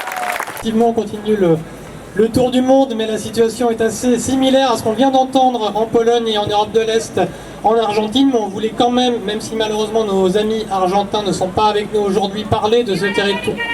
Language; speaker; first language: French; native; French